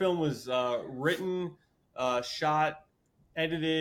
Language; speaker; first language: English; native; English